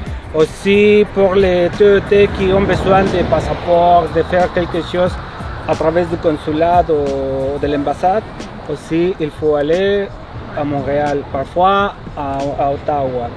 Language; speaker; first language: French; non-native, fluent; Spanish